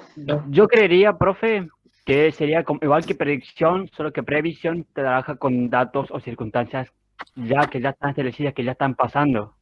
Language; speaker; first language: Spanish; native; Spanish